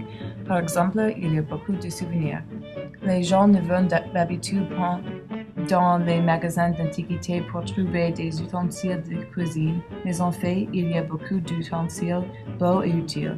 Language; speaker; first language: French; non-native, learner; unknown